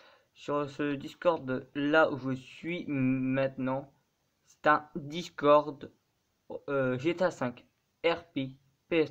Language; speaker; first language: French; native; French